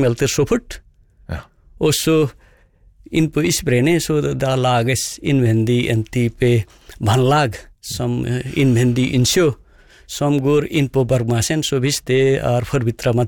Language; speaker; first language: Norwegian; non-native, fluent; Nepali